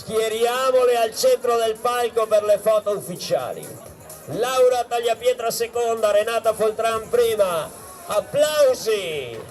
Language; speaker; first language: Italian; native; Italian